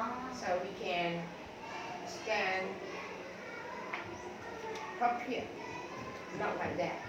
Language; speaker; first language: English; non-native, learner; Thai